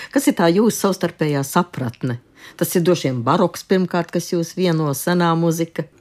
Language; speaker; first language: Latvian; native; Latvian